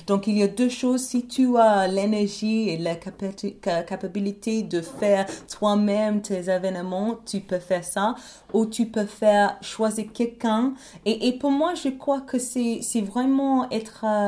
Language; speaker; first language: French; non-native, learner; English